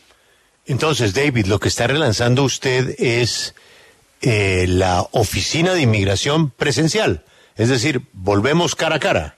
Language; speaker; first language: Spanish; native; Spanish